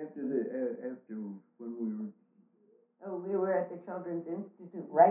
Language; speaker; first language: English; native; English